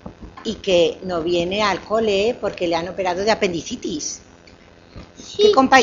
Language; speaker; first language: Spanish; native; Spanish